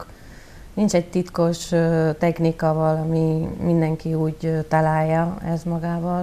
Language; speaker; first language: Hungarian; non-native, learner; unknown